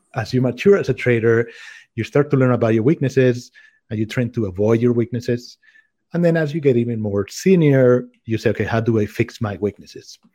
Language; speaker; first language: English; non-native, fluent; Spanish